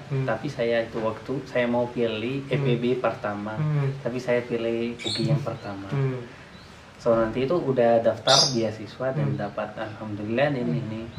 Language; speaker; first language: Indonesian; non-native, learner; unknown